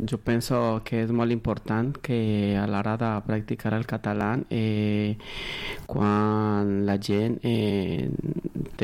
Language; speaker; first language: Catalan; non-native, learner; Spanish